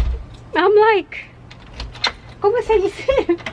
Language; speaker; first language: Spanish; early bilingual, heritage; Spanish